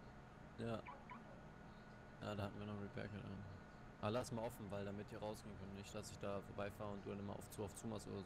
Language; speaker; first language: German; native; German